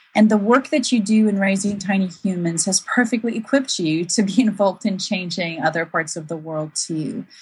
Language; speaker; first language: English; native; English